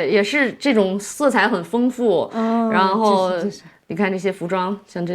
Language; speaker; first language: Chinese; native; Chinese